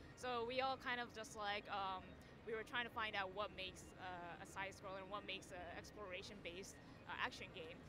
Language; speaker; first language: English; non-native, fluent; Japanese